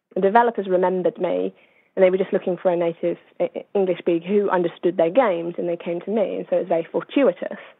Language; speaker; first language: English; native; English